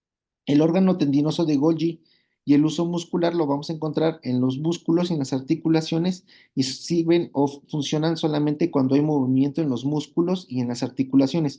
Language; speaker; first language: Spanish; native; Spanish